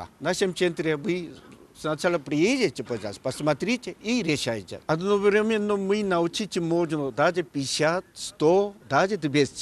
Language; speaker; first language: Russian; non-native, learner; Korean